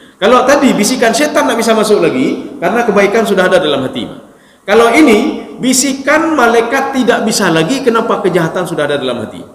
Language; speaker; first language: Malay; non-native, local second language; Achinese